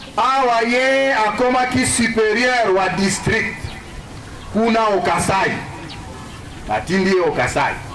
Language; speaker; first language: Lingala; native; Lingala